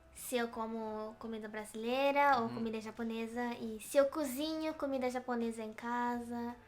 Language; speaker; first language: Portuguese; native; Portuguese